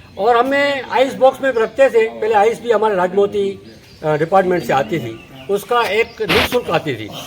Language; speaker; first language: Hindi; non-native, local second language; Gujarati